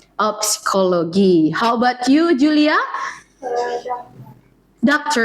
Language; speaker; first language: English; non-native, learner; Indonesian